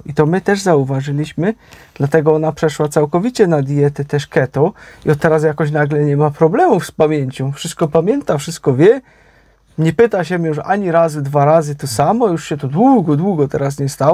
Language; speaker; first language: Polish; native; Polish